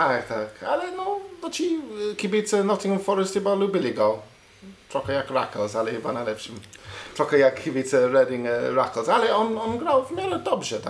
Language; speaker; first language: Polish; non-native, learner; English